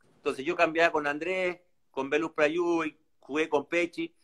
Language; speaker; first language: Spanish; native; Spanish